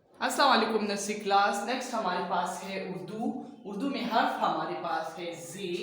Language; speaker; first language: Urdu; native; Urdu